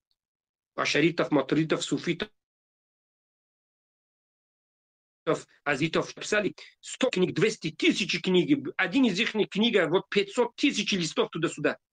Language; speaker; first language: Russian; non-native, fluent; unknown